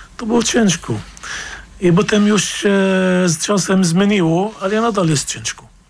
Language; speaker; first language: Polish; non-native, fluent; Arabic